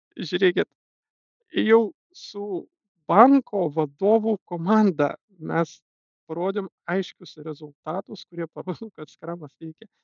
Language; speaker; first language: Lithuanian; non-native, local second language; Russian